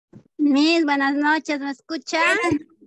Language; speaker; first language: Spanish; native; Spanish